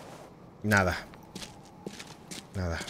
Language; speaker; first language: Spanish; native; Spanish